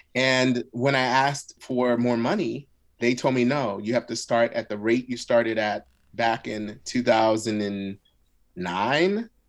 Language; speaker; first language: English; early bilingual, other home language; Arabic